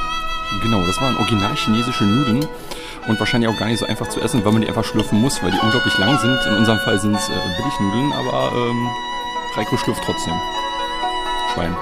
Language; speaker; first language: German; native; German